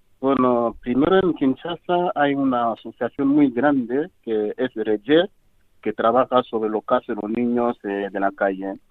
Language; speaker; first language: Spanish; non-native, fluent; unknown